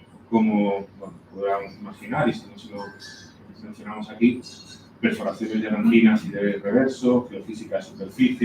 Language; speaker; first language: Spanish; native; Spanish